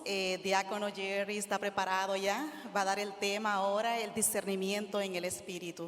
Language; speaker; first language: Spanish; native; Spanish